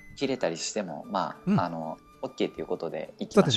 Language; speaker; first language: Japanese; native; Japanese